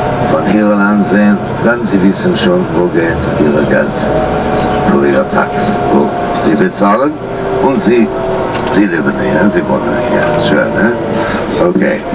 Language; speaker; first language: German; non-native, learner; Portuguese